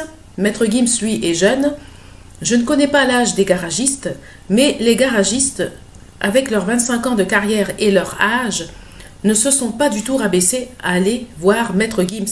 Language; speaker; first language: French; native; French